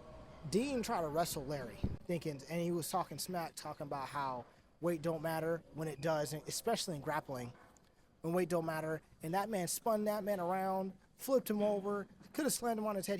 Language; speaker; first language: English; native; English